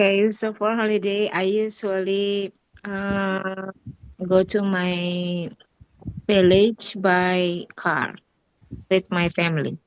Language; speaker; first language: English; non-native, learner; Indonesian